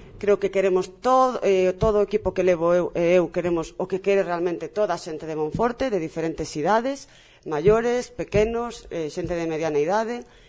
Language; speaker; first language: Galician; non-native, local second language; Spanish